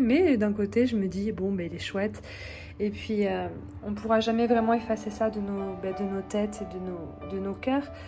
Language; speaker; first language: French; native; French